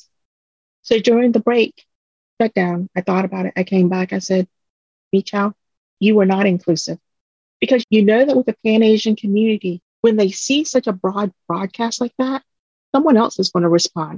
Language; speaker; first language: English; early bilingual, other home language; Vietnamese